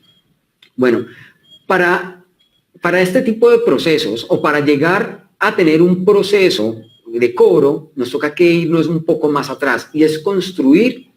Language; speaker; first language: Spanish; native; Spanish